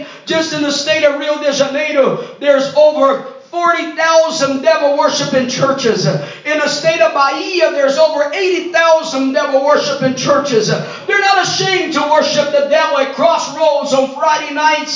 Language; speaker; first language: English; non-native, fluent; Portuguese